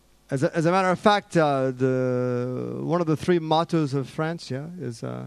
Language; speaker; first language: English; native; English